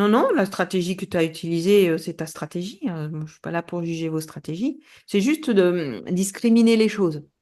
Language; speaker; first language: French; native; French